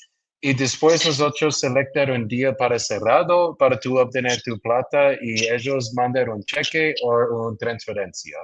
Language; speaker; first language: Spanish; non-native, learner; English